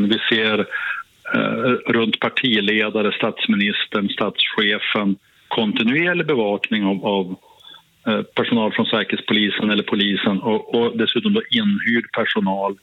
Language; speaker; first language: Swedish; native; Swedish